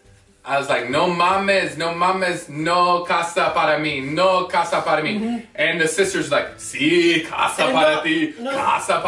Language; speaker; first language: Spanish; non-native, learner; English